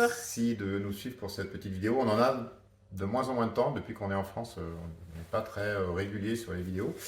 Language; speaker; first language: French; native; French